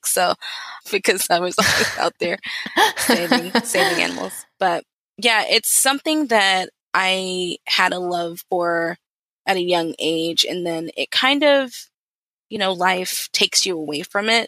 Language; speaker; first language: English; native; English